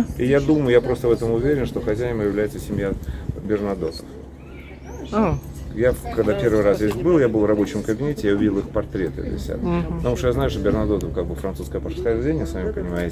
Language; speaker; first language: Russian; native; Russian